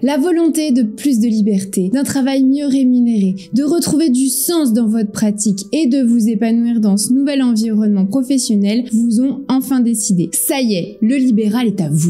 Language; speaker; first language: French; native; French